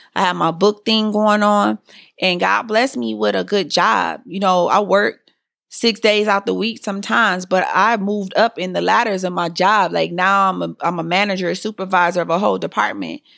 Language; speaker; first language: English; native; English